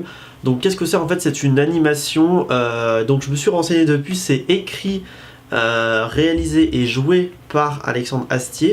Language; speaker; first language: French; native; French